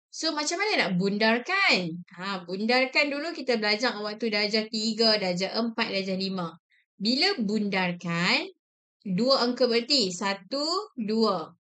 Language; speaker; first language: Malay; native; Malay